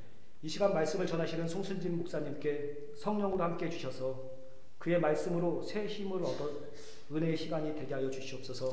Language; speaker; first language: Korean; native; Korean